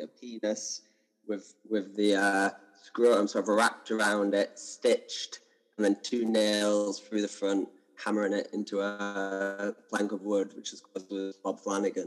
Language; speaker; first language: English; native; English